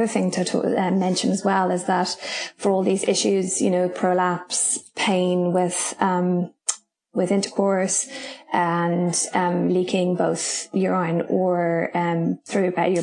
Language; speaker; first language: English; native; English